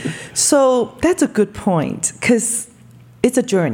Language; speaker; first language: English; non-native, local second language; Cantonese